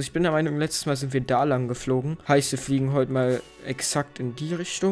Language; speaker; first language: German; native; German